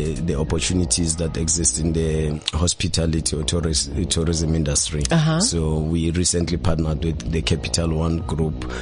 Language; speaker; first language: English; non-native, local second language; Zulu